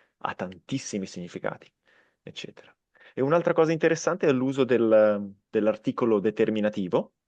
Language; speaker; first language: Italian; native; Italian